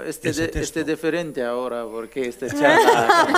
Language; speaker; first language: Spanish; non-native, learner; Arabic